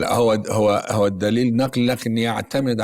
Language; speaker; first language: Arabic; native; Arabic